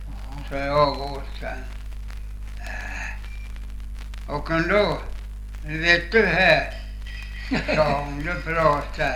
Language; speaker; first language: Swedish; native; Swedish